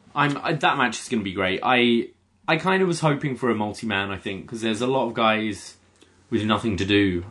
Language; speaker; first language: English; native; English